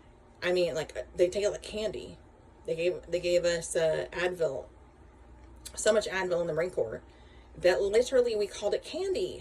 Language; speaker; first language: English; native; English